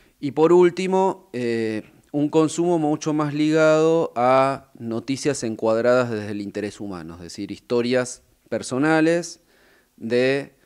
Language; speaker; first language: Spanish; native; Spanish